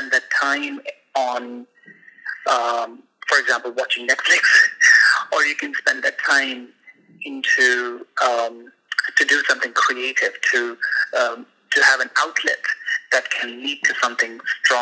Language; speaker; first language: English; non-native, local second language; Hindi